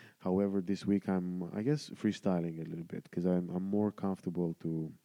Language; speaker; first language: English; non-native, fluent; Romanian